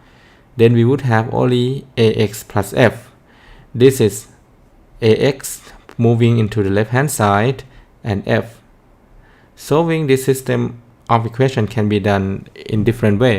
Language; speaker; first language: English; non-native, fluent; Thai